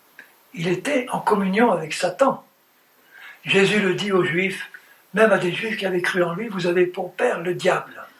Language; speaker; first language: French; native; French